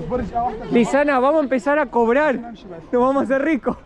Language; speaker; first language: Spanish; native; Spanish